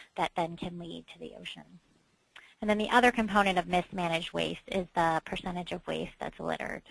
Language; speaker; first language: English; native; English